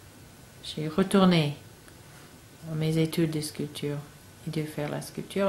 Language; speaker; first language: French; non-native, learner; English